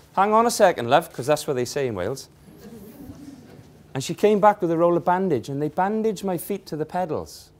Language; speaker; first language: English; native; English